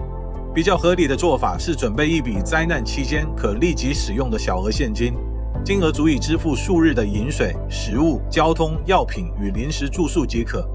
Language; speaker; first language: Chinese; native; Chinese